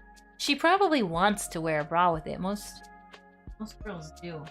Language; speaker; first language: English; native; English